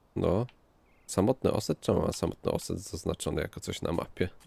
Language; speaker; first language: Polish; native; Polish